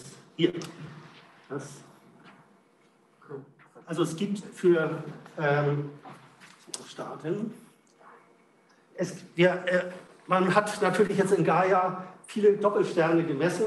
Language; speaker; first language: German; native; German